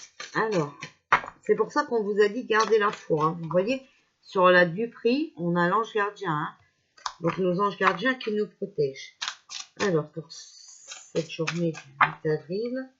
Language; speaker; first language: French; native; French